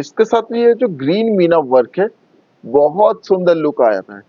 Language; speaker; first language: Hindi; non-native, local second language; Bangla